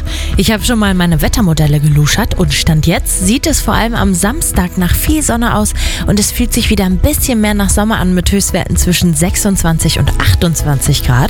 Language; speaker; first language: German; native; German